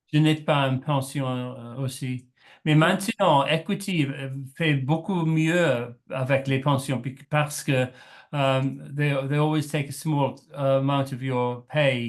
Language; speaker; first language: French; non-native, learner; English